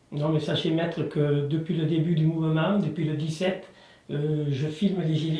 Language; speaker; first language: French; native; French